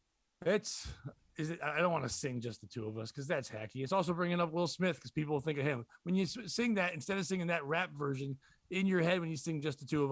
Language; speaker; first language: English; native; English